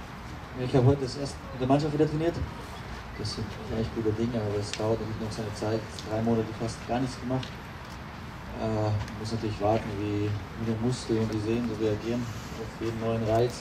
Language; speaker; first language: German; native; German